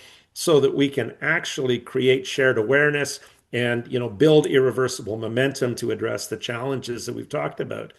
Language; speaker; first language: English; native; English